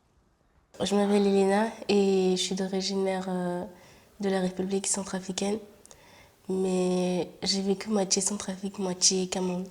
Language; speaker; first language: French; non-native, local second language; Sango